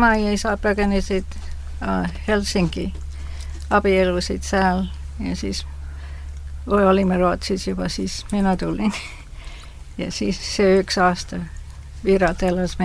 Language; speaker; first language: Estonian; early bilingual, heritage; Estonian